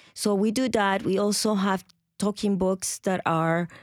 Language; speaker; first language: English; non-native, fluent; Spanish